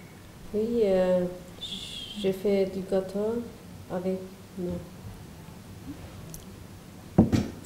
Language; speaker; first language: French; non-native, learner; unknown